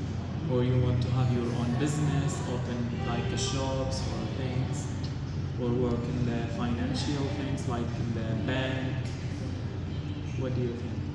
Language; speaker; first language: English; non-native, learner; Arabic